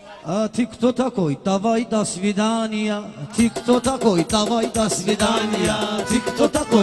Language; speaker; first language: Russian; non-native, learner; Talysh